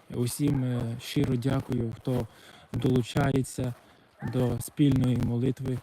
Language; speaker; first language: Ukrainian; non-native, local second language; Russian